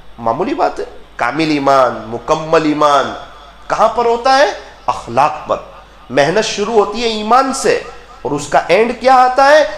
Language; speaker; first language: Urdu; non-native, local second language; Gujarati